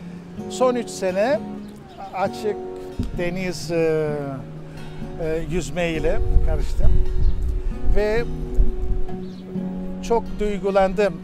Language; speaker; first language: Turkish; non-native, local second language; Greek